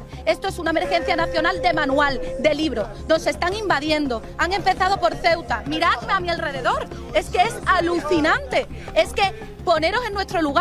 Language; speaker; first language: Spanish; native; Spanish